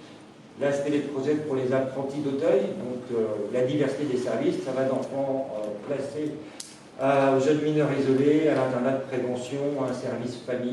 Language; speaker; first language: French; native; French